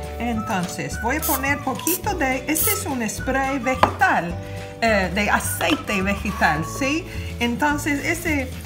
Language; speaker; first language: Spanish; non-native, fluent; English